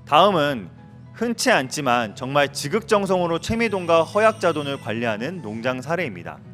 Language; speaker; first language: Korean; native; Korean